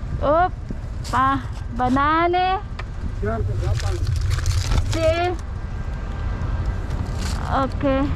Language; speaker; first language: Italian; non-native, learner; Filipino